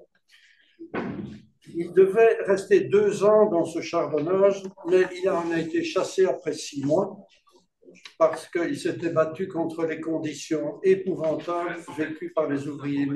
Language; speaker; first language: French; native; French